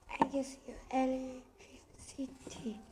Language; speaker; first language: English; non-native, learner; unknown